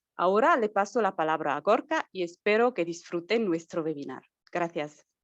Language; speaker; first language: Spanish; non-native, learner; German